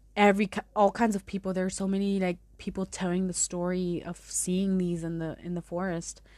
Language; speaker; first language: English; non-native, fluent; German